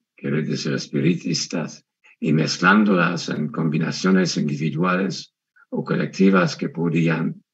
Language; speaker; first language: Spanish; non-native, fluent; French